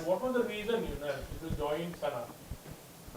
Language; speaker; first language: Hindi; native; Hindi